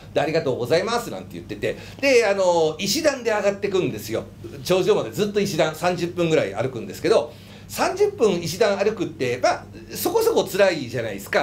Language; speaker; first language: Japanese; native; Japanese